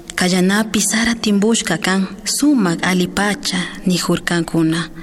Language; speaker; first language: Spanish; non-native, local second language; Quechua